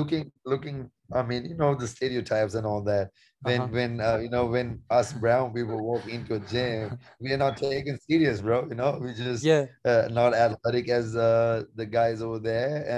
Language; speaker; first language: English; non-native, local second language; Sinhala